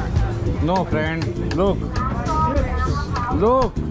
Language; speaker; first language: English; non-native, learner; Hindi